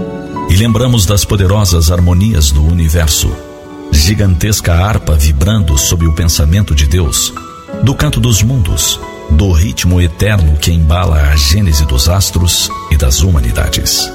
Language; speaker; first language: Portuguese; native; Portuguese